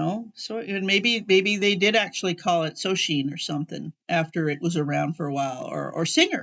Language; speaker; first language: English; native; English